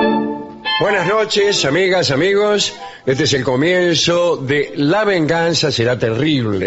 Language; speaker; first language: Spanish; native; Spanish